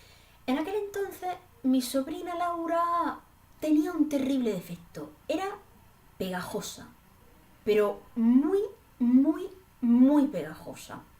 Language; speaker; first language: Spanish; native; Spanish